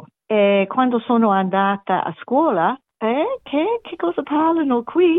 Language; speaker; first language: Italian; non-native, learner; German